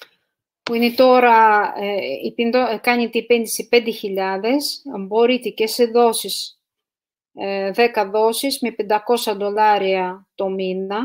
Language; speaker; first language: Greek; non-native, fluent; Russian